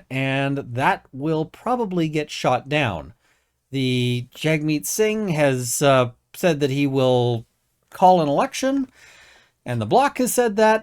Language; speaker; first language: English; native; English